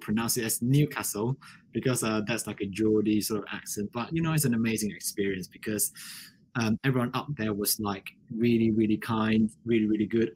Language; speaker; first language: English; non-native, local second language; Chinese